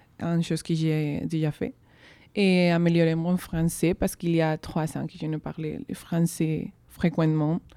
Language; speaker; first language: French; non-native, learner; Spanish